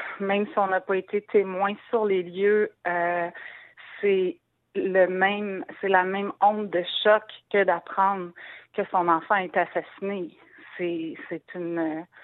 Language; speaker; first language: French; native; French